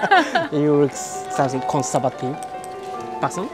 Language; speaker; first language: English; non-native, learner; Japanese